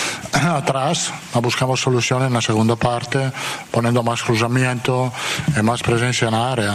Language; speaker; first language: Portuguese; non-native, fluent; Spanish